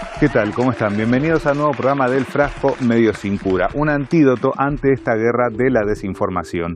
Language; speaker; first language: Spanish; native; Spanish